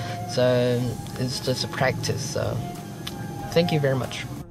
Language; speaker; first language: English; non-native, local second language; Filipino